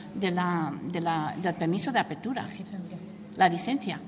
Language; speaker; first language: Spanish; non-native, fluent; English